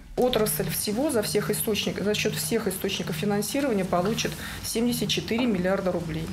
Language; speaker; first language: Russian; native; Russian